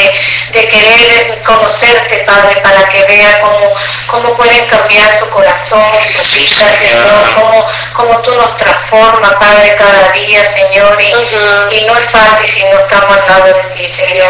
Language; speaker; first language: Spanish; native; Spanish